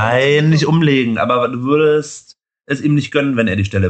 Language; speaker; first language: German; native; German